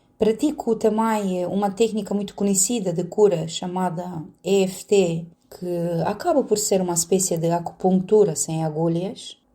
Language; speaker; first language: Portuguese; non-native, fluent; Romanian